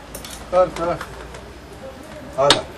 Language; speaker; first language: Hebrew; non-native, learner; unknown